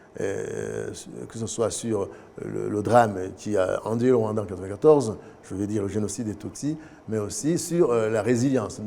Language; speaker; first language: French; non-native, local second language; Kinyarwanda